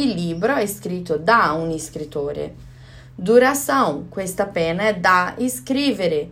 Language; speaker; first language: Italian; non-native, learner; Portuguese